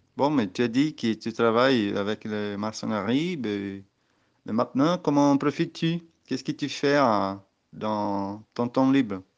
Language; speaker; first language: French; non-native, learner; Portuguese